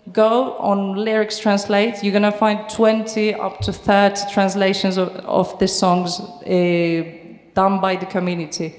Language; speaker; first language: English; non-native, fluent; Turkish